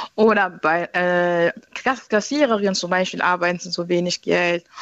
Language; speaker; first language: German; non-native, fluent; Tigrinya